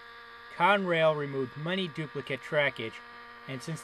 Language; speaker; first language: English; native; English